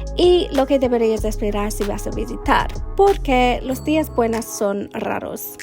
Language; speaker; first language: Spanish; non-native, learner; English